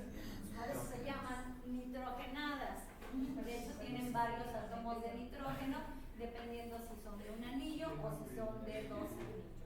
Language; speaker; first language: Spanish; native; Spanish